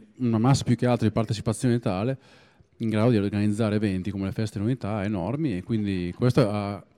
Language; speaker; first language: Italian; native; Italian